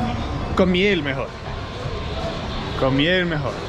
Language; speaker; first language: Spanish; non-native, learner; Danish